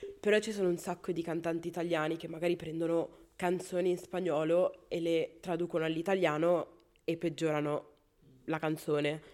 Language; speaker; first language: Italian; non-native, fluent; Spanish